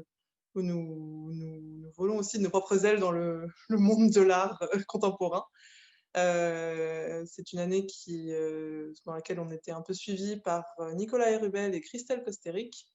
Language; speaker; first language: French; native; French